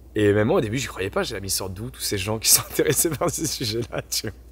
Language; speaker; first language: French; native; French